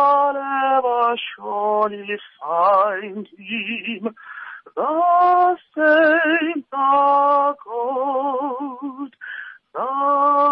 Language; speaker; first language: English; non-native, local second language; Zulu